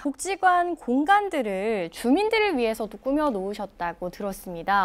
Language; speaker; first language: Korean; native; Korean